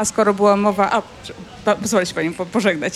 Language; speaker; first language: Polish; native; Polish